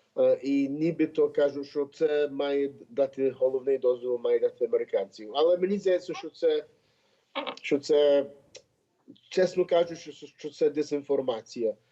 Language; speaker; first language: Ukrainian; early bilingual, heritage; Ukrainian